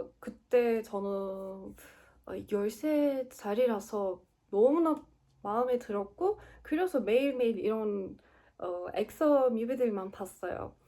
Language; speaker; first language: Korean; non-native, learner; Turkish